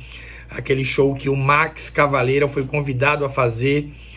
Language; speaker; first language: Portuguese; native; Portuguese